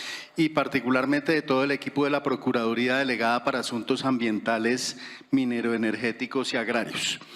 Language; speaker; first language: Spanish; native; Spanish